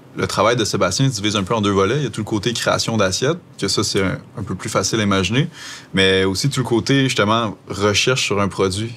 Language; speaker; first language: French; native; French